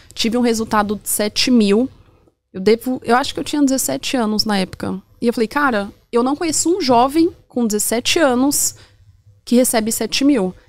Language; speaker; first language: Portuguese; native; Portuguese